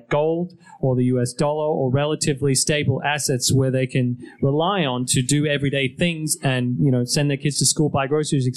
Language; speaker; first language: English; native; English